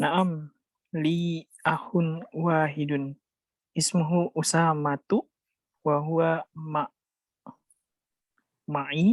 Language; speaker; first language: Arabic; non-native, learner; Indonesian